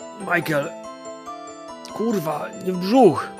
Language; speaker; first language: Polish; native; Polish